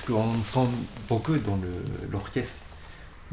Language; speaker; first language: French; non-native, fluent; Japanese